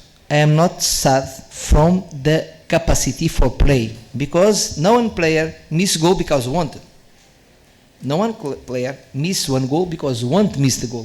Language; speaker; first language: English; non-native, learner; Portuguese